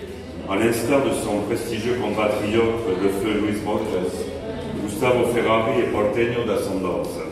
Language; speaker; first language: French; native; French